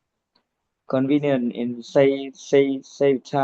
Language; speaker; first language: English; non-native, learner; Vietnamese